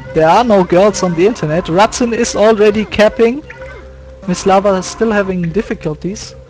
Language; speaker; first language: English; non-native, fluent; German